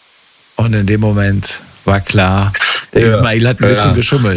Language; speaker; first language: German; native; German